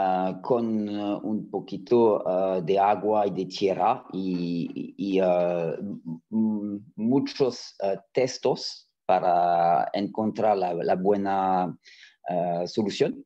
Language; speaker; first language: Spanish; non-native, fluent; French